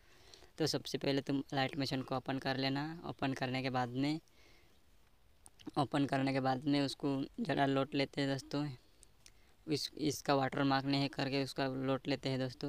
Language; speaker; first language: Hindi; native; Hindi